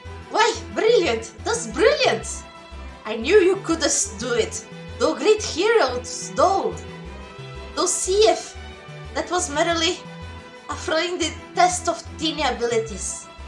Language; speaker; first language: English; non-native, fluent; Portuguese